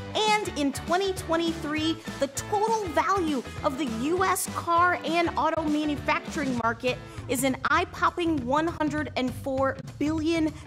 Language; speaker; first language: English; native; English